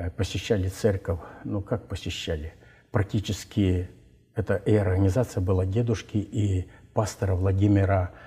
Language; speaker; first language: Russian; non-native, local second language; Ukrainian